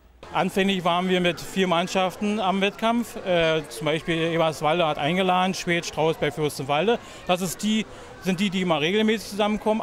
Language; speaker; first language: German; native; German